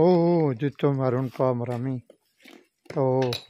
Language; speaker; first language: Filipino; non-native, learner; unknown